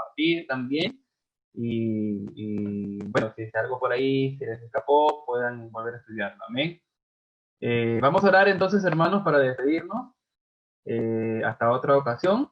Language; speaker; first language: Spanish; native; Spanish